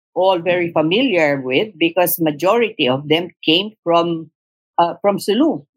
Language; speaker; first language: English; non-native, local second language; Tausug